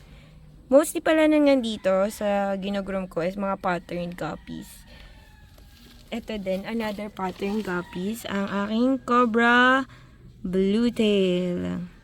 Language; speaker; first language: Filipino; native; Filipino